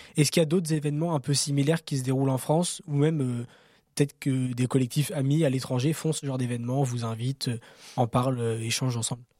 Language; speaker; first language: French; native; French